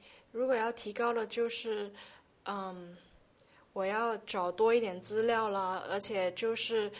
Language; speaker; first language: Chinese; early bilingual, heritage; Chinese